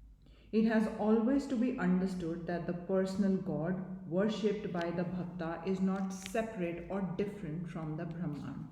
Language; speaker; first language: English; non-native, local second language; Hindi